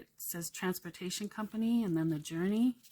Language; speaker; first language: English; native; English